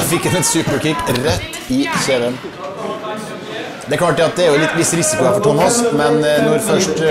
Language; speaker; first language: Norwegian; native; Norwegian